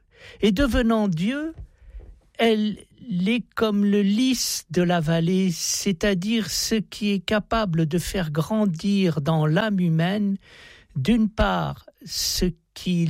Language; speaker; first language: French; native; French